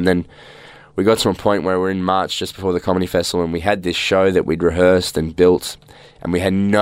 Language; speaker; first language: English; native; English